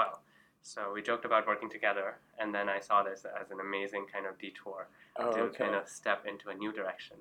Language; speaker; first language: English; non-native, local second language; Urdu